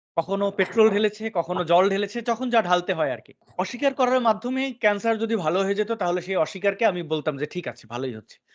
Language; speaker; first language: Bangla; native; Bangla